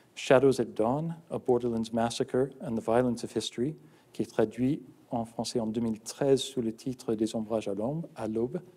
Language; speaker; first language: French; non-native, fluent; English